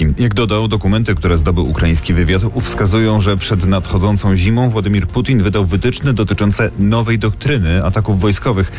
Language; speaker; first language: Polish; native; Polish